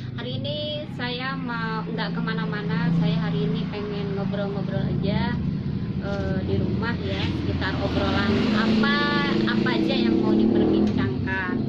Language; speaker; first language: Indonesian; non-native, local second language; Sundanese